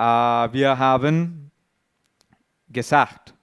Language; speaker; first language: German; non-native, fluent; Spanish